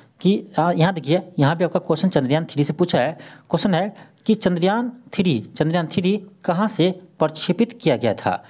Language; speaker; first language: Hindi; native; Hindi